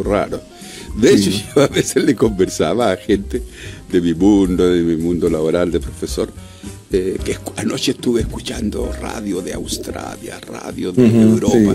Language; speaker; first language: Spanish; native; Spanish